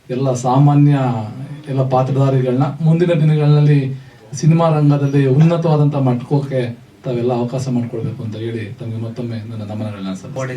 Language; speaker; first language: Kannada; native; Kannada